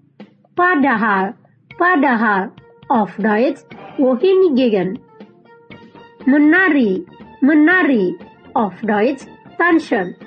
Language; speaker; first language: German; non-native, fluent; Indonesian